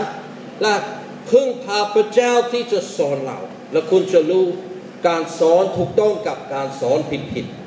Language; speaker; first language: Thai; non-native, fluent; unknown